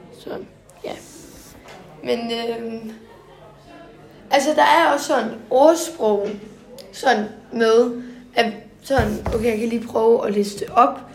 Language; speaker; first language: Danish; native; Danish